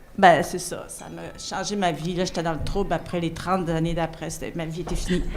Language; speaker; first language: French; native; French